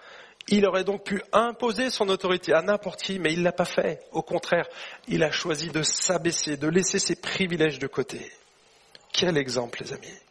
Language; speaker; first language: French; native; French